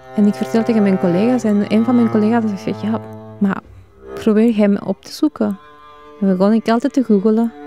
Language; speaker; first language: Dutch; non-native, fluent; Spanish